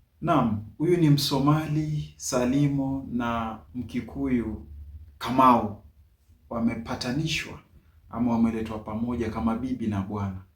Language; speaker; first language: Swahili; non-native, local second language; Somali